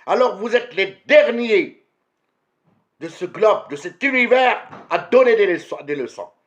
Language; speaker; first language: French; non-native, local second language; Arabic